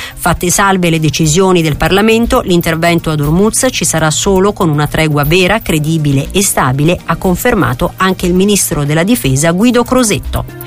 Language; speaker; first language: Italian; native; Italian